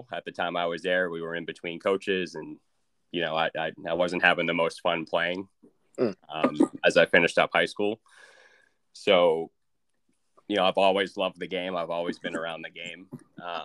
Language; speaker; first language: English; native; English